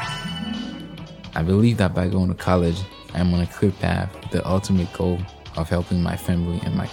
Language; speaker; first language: English; non-native, fluent; Haitian Creole